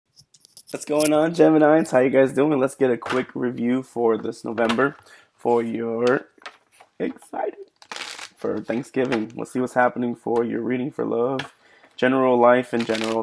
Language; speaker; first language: English; native; English